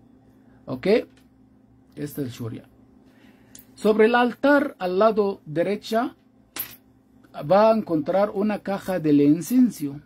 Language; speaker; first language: Spanish; non-native, fluent; Arabic